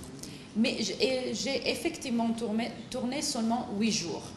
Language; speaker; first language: French; non-native, fluent; Italian